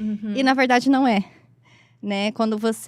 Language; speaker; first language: Portuguese; native; Portuguese